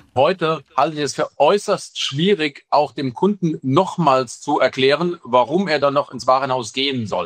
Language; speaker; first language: German; native; German